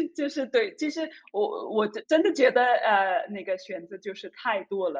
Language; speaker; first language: Chinese; non-native, fluent; German